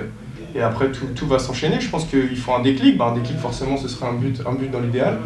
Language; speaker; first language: French; native; French